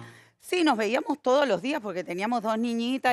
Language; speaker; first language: Spanish; native; Spanish